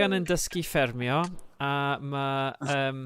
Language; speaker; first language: Welsh; native; Welsh